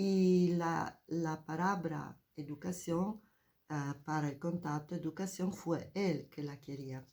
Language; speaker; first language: Spanish; non-native, fluent; Italian